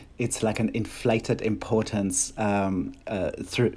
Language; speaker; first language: English; non-native, fluent; German